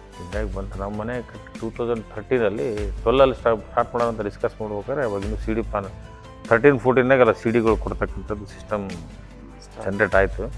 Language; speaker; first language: Kannada; native; Kannada